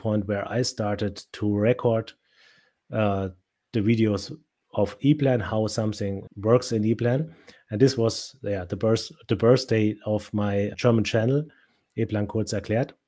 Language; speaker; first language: English; non-native, fluent; German